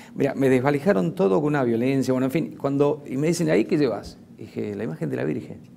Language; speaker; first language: Spanish; native; Spanish